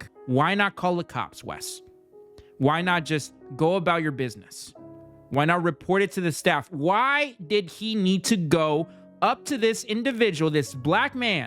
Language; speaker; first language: English; native; English